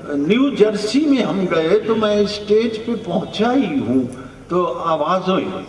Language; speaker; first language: Urdu; non-native, local second language; Punjabi